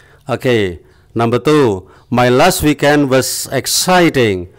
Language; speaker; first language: English; non-native, fluent; Indonesian